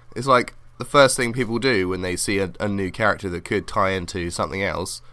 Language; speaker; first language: English; native; English